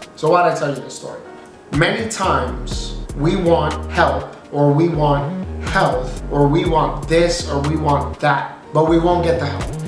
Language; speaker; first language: English; native; English